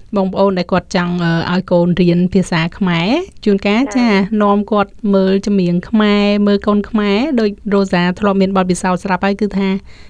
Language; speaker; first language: Khmer; native; Khmer